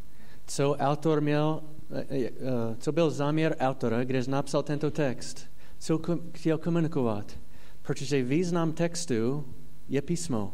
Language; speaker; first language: Czech; non-native, fluent; English